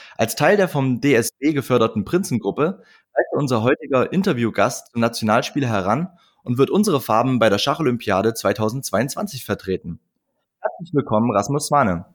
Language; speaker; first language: German; native; German